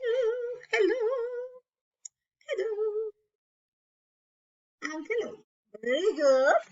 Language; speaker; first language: English; non-native, learner; Spanish